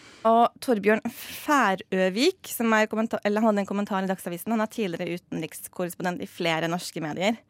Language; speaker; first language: Norwegian; native; Norwegian